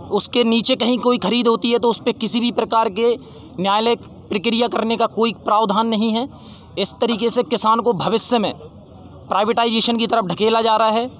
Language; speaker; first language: Hindi; native; Hindi